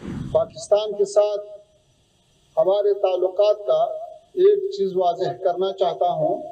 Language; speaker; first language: Hindi; non-native, fluent; Pashto